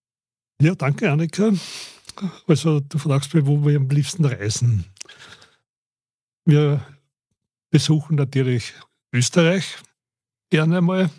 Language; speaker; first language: German; native; German